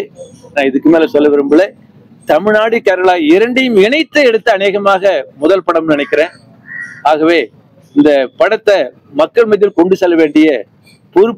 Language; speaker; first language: Tamil; native; Tamil